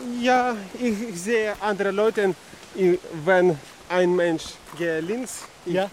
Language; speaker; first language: German; non-native, learner; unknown